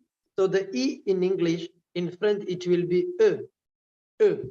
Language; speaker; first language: English; non-native, local second language; Malayalam